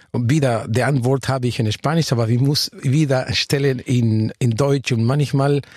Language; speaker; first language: German; non-native, learner; Spanish